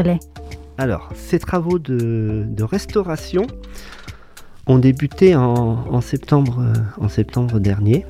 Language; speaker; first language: French; native; French